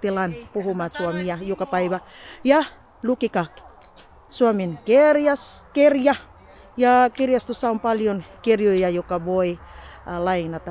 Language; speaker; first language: Finnish; non-native, learner; Filipino